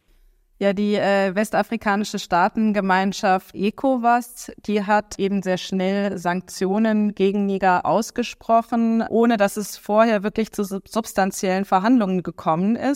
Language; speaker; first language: German; native; German